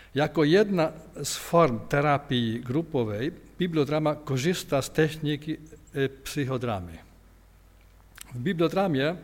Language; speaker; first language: Polish; non-native, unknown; Hungarian